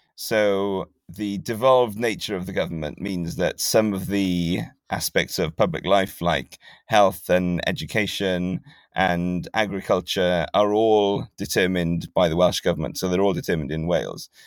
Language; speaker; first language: English; native; English